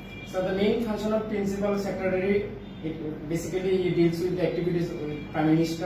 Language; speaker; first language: English; non-native, local second language; Bangla